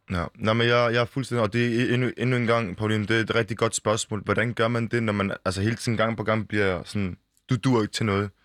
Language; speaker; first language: Danish; early bilingual, other home language; Arabic